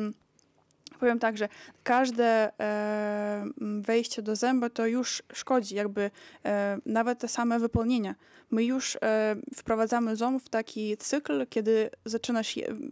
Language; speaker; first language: Polish; early bilingual, heritage; Polish